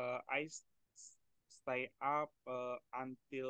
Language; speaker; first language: English; non-native, learner; Indonesian